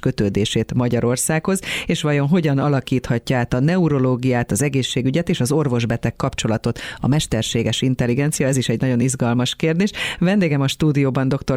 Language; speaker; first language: Hungarian; native; Hungarian